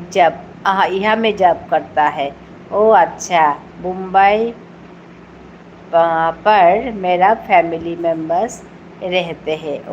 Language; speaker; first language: Hindi; non-native, local second language; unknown